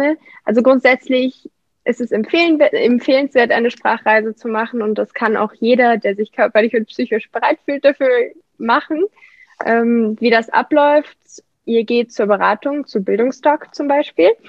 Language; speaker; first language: German; native; German